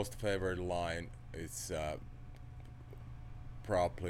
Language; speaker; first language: English; non-native, fluent; Finnish